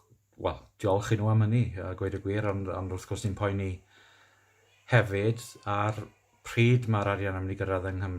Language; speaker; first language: Welsh; native; Welsh